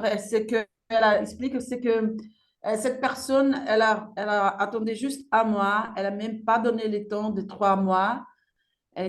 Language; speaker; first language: French; non-native, fluent; Portuguese